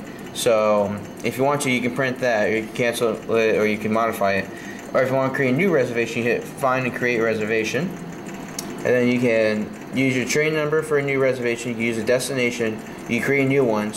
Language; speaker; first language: English; native; English